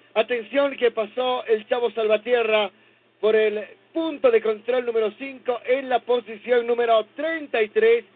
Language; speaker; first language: Spanish; native; Spanish